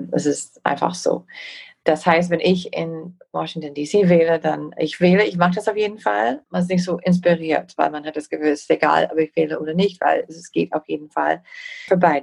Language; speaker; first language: German; non-native, fluent; English